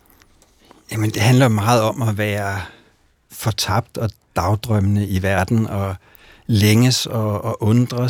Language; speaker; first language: Danish; native; Danish